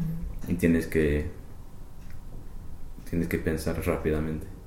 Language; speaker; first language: Spanish; non-native, fluent; English